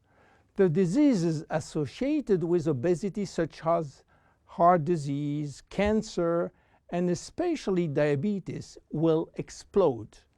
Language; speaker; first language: English; non-native, fluent; French